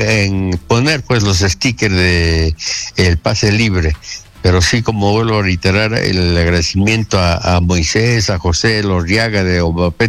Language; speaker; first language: Spanish; native; Spanish